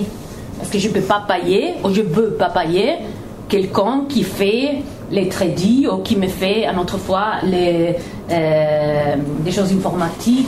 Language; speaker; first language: French; non-native, fluent; Italian